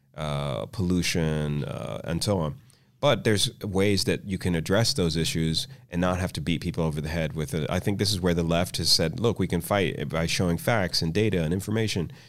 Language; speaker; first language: English; native; English